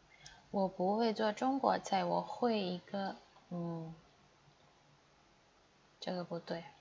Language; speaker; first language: Chinese; non-native, fluent; Indonesian